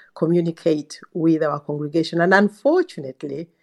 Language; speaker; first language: English; non-native, local second language; Ganda